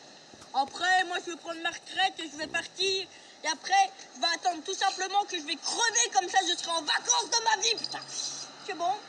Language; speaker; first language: French; native; French